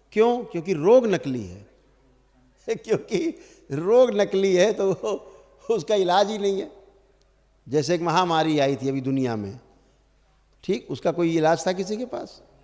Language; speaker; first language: Hindi; native; Hindi